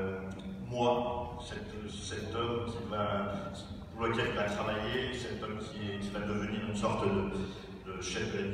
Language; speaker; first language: French; native; French